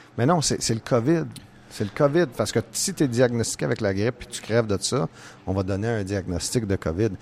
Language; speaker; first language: French; native; French